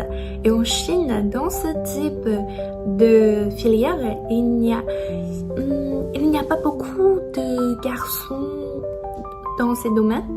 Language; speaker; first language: French; non-native, learner; Chinese